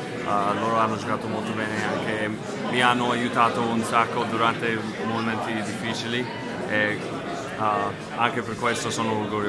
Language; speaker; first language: Italian; non-native, fluent; English